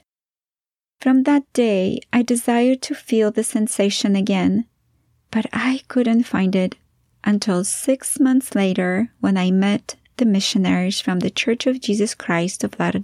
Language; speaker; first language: English; non-native, fluent; Polish